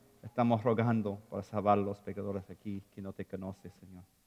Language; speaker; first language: Spanish; non-native, fluent; English